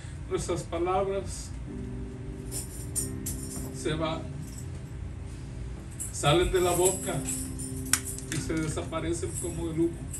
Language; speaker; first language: Spanish; early bilingual, heritage; Spanish